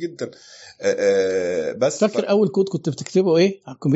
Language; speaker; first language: Arabic; native; Arabic